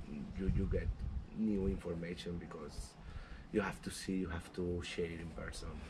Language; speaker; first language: English; non-native, learner; Spanish